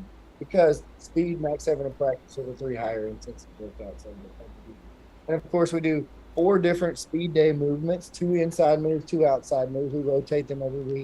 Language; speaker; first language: English; native; English